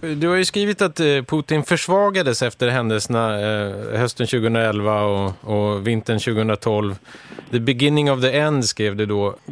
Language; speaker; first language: Swedish; non-native, fluent; Russian